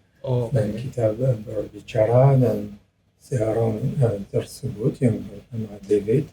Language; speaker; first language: Indonesian; non-native, learner; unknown